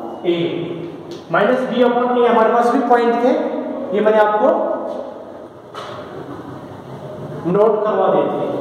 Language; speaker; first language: Hindi; native; Hindi